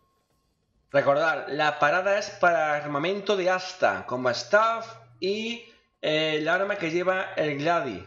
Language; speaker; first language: Spanish; native; Spanish